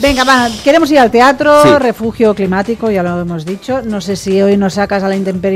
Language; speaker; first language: Catalan; native; Catalan